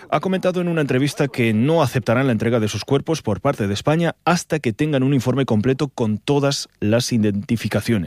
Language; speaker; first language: Spanish; native; Spanish